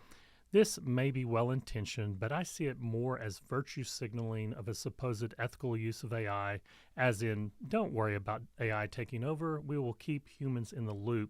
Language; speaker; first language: English; native; English